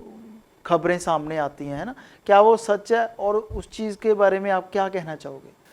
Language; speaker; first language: Hindi; non-native, local second language; Punjabi